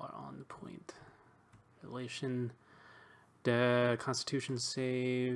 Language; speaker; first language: English; native; English